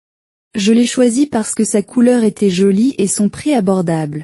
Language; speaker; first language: French; non-native, learner; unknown